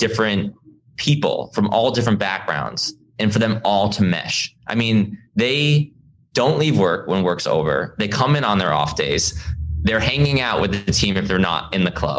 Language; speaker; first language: English; native; English